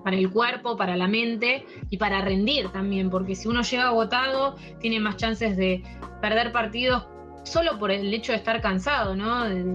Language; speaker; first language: Spanish; early bilingual, heritage; French